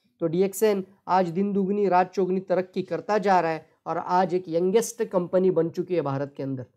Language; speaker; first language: Hindi; non-native, local second language; Marathi